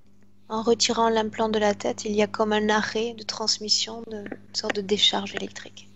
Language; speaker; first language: French; native; French